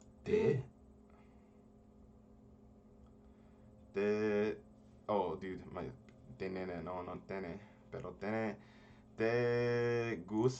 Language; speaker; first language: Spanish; early bilingual, heritage; English